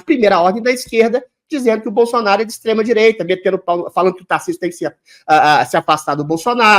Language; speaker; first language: Portuguese; native; Portuguese